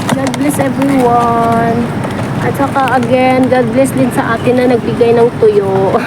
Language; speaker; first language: Filipino; non-native, local second language; Cebuano